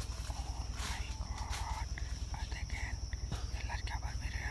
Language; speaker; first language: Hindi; non-native, learner; Bangla